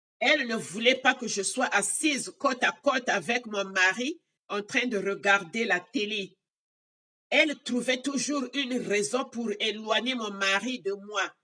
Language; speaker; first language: French; non-native, local second language; Lingala